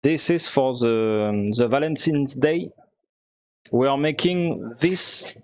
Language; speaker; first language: English; non-native, learner; French